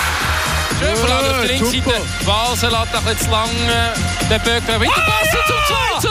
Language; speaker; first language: German; native; German